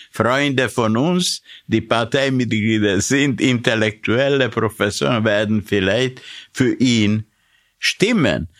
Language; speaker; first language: German; non-native, fluent; Hungarian